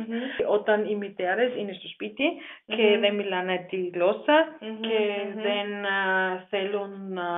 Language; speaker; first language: Greek; non-native, learner; German